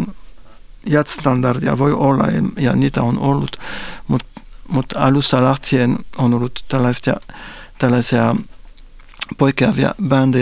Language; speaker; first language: Finnish; non-native, fluent; French